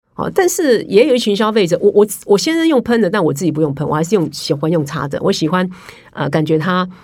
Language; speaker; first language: Chinese; native; Chinese